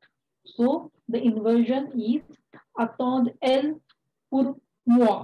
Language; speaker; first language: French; non-native, fluent; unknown